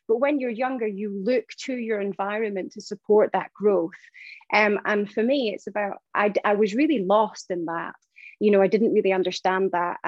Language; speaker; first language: English; native; English